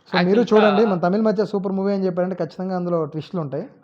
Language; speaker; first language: Telugu; native; Telugu